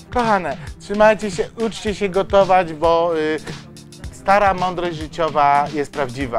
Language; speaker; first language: Polish; native; Polish